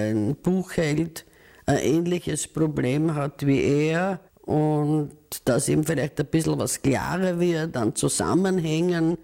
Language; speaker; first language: German; non-native, local second language; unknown